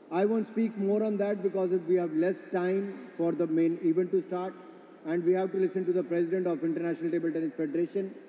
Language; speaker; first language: English; non-native, local second language; Hindi